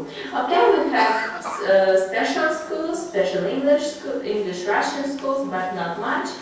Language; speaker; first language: English; non-native, learner; Russian